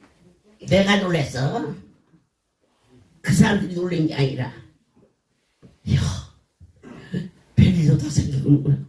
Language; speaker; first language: Korean; native; Korean